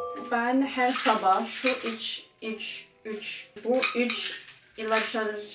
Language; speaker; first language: Turkish; early bilingual, heritage; Turkish